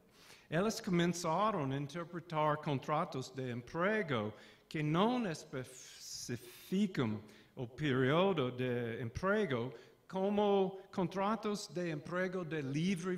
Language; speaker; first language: Portuguese; non-native, fluent; English